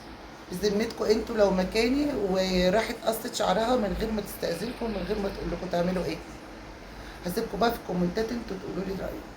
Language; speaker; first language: Arabic; native; Arabic